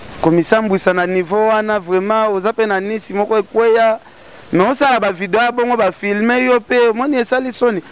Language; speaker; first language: Lingala; native; Lingala